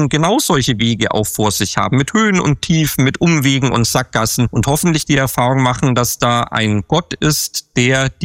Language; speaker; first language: German; native; German